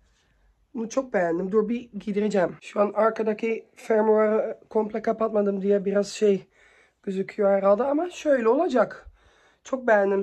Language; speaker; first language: Turkish; early bilingual, heritage; Turkish